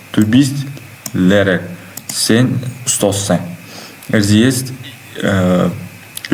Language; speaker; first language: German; non-native, learner; Uzbek